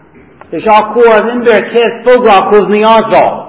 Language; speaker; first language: Hungarian; non-native, learner; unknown